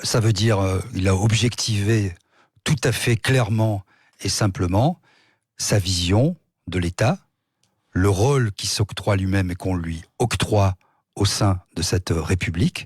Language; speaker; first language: French; native; French